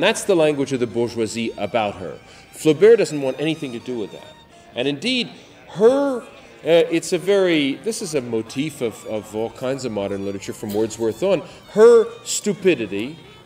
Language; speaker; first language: English; native; English